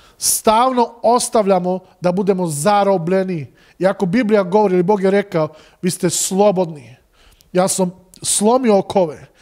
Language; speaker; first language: Serbian; non-native, local second language; Slovak